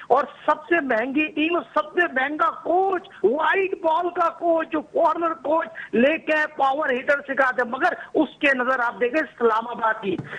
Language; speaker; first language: Urdu; native; Urdu